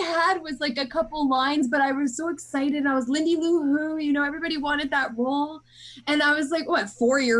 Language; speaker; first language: English; native; English